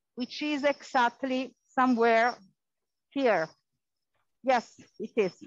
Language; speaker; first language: English; non-native, fluent; Italian